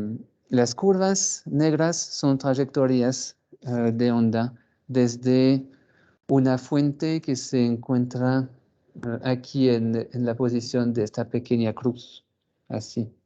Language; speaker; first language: Spanish; non-native, fluent; French